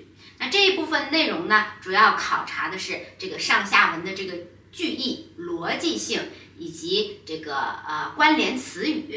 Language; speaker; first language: Chinese; native; Chinese